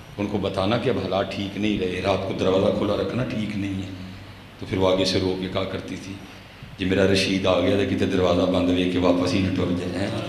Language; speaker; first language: Urdu; non-native, local second language; Punjabi